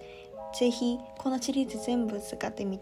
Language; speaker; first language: Japanese; non-native, fluent; Korean